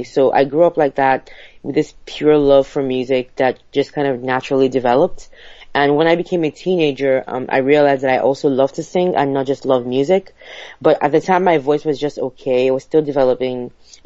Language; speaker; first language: English; non-native, local second language; Igbo